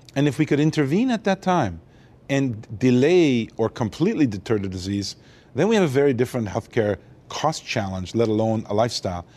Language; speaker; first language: English; early bilingual, other home language; Armenian